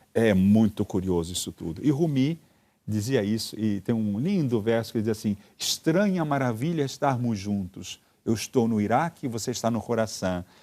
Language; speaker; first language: Portuguese; early bilingual, other home language; Italian